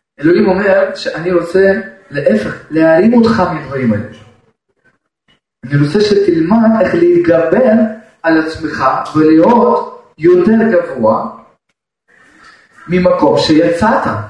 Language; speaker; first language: Hebrew; non-native, fluent; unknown